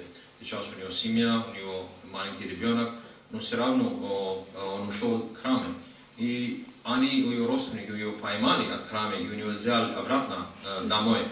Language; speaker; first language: Russian; non-native, learner; Hindi